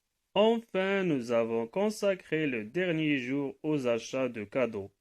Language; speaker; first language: French; non-native, local second language; Arabic